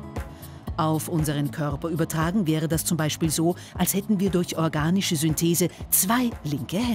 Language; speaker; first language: German; native; German